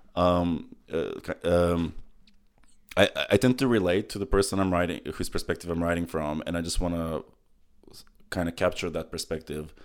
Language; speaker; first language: English; early bilingual, other home language; Macedonian